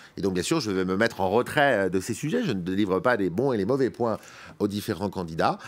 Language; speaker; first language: French; native; French